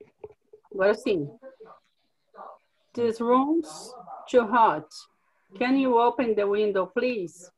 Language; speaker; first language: English; non-native, learner; Portuguese